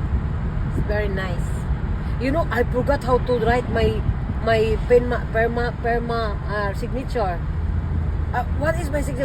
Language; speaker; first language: English; non-native, local second language; Cebuano